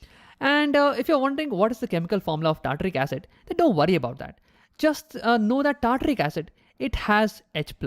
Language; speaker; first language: English; non-native, local second language; Hindi